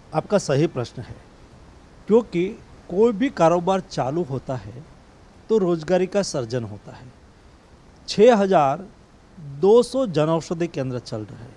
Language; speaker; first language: Hindi; non-native, local second language; Gujarati